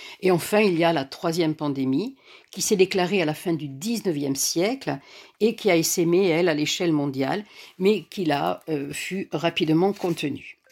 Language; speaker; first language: French; native; French